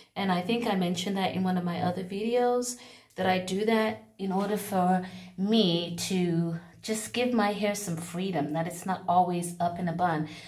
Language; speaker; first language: English; native; English